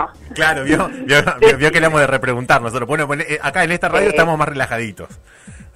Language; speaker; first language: Spanish; native; Spanish